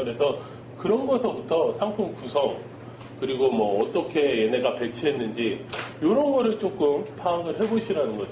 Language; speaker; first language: Korean; native; Korean